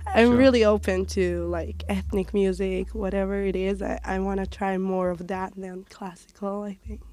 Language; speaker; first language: English; non-native, fluent; Hebrew